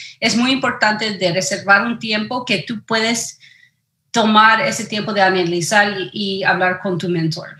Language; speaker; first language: Spanish; early bilingual, heritage; Spanish